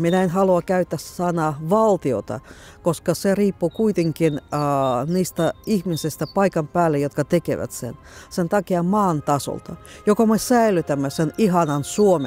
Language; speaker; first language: Finnish; non-native, fluent; Russian